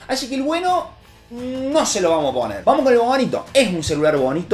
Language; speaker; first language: Spanish; native; Spanish